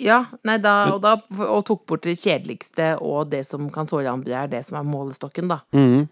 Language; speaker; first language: Norwegian; native; Norwegian